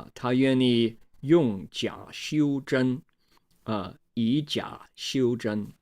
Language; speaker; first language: Chinese; non-native, fluent; English